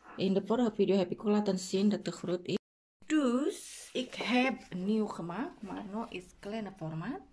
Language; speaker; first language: Dutch; non-native, learner; Indonesian